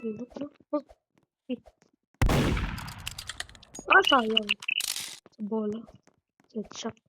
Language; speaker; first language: Filipino; native; Filipino